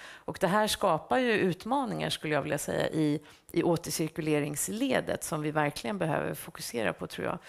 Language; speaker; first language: Swedish; native; Swedish